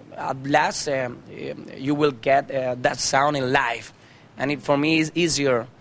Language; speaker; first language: English; non-native, learner; Spanish